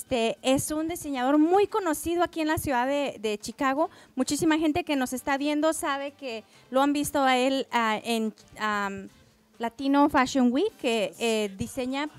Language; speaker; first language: Spanish; native; Spanish